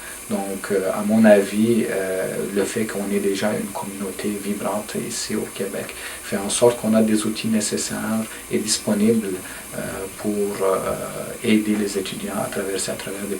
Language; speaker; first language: French; early bilingual, other home language; Turkish